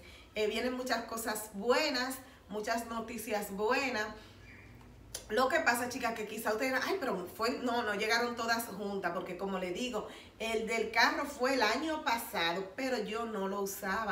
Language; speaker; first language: Spanish; native; Spanish